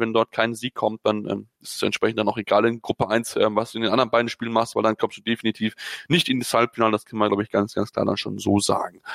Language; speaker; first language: German; native; German